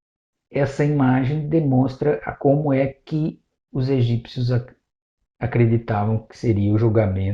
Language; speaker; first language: Portuguese; native; Portuguese